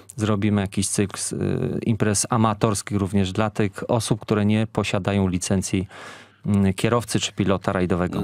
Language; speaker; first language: Polish; native; Polish